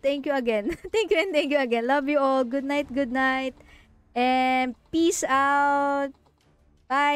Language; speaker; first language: English; non-native, local second language; Filipino